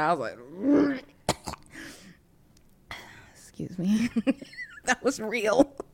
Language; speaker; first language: English; early bilingual, other home language; Spanish